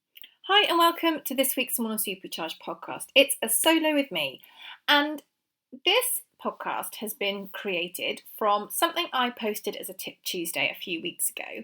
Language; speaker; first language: English; native; English